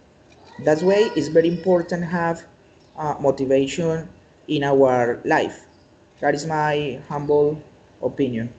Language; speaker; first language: English; non-native, learner; Spanish